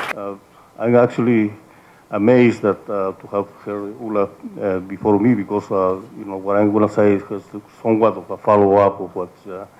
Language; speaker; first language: English; non-native, fluent; Spanish